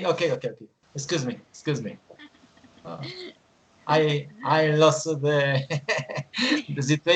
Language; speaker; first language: English; non-native, learner; Spanish